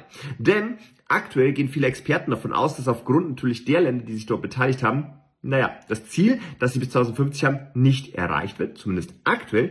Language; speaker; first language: German; native; German